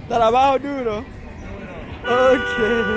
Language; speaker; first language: Spanish; non-native, learner; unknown